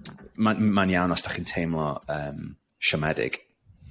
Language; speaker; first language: Welsh; non-native, local second language; English